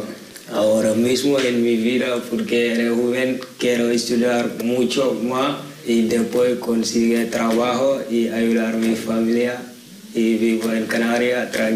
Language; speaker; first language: Spanish; non-native, learner; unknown